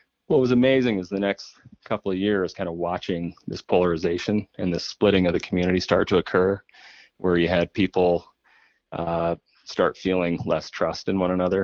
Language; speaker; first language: English; native; English